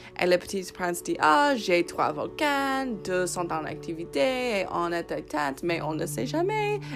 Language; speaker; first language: French; non-native, fluent; English